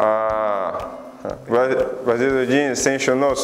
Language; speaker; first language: Japanese; non-native, learner; Portuguese